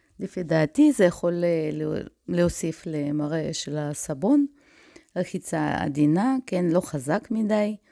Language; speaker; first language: Hebrew; non-native, fluent; Russian